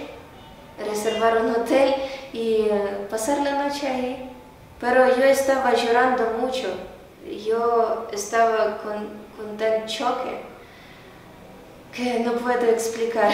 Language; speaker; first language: Spanish; non-native, learner; Ukrainian